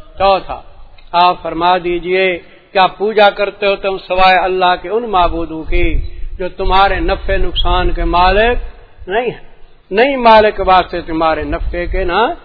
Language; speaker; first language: Urdu; non-native, local second language; Saraiki